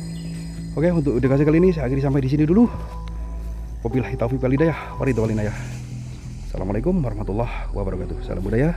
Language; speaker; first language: Indonesian; native; Indonesian